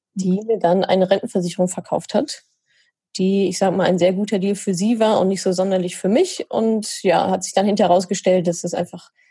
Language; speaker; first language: German; native; German